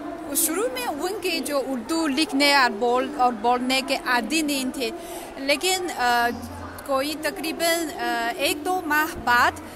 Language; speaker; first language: Hindi; non-native, fluent; Chinese